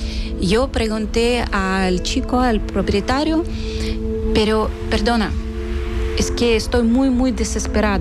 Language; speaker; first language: Spanish; non-native, fluent; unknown